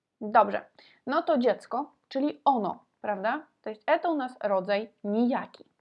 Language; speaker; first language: Polish; non-native, fluent; Russian